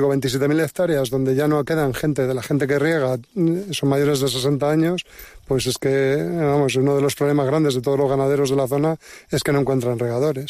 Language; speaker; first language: Spanish; native; Spanish